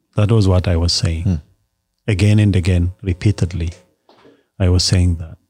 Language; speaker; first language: English; non-native, fluent; Amharic